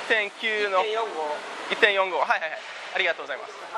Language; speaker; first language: Japanese; non-native, fluent; English